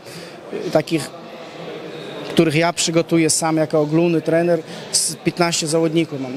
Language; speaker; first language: Polish; non-native, fluent; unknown